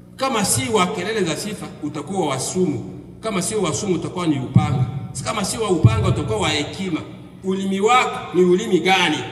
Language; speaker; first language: Swahili; non-native, local second language; Bembe